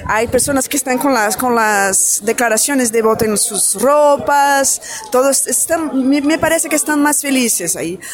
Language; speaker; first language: Spanish; non-native, fluent; Portuguese